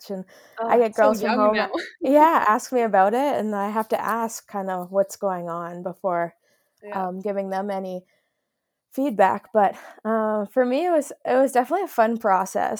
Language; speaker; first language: English; native; English